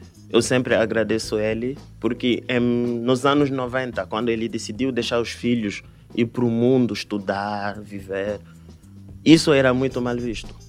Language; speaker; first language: Portuguese; non-native, fluent; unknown